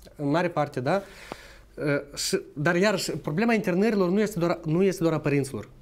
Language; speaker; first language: Romanian; native; Romanian